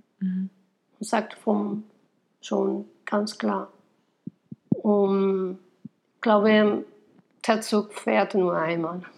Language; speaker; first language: German; non-native, fluent; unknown